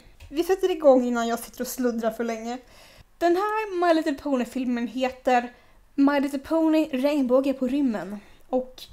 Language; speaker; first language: Swedish; native; Swedish